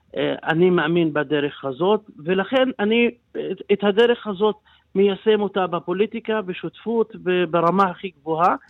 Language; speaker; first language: Hebrew; non-native, local second language; Arabic